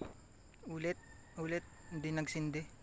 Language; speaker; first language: Filipino; native; Filipino